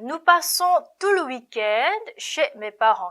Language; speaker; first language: French; non-native, fluent; Korean